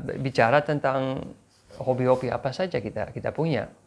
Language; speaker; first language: Indonesian; non-native, fluent; English